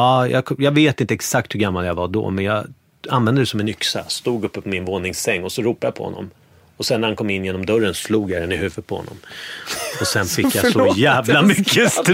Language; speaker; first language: Swedish; native; Swedish